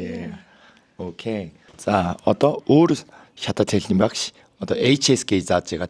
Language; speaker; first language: Mongolian; non-native, fluent; Korean